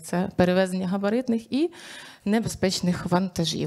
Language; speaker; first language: Ukrainian; native; Ukrainian